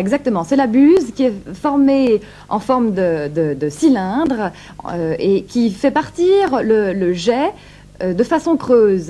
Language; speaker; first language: French; native; French